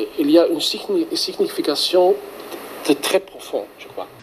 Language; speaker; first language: French; non-native, fluent; Dutch